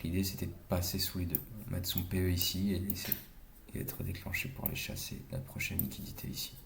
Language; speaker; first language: French; native; French